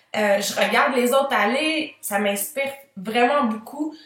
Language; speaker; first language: French; native; French